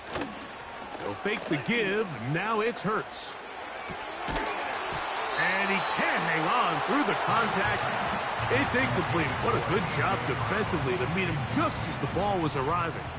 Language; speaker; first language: English; native; English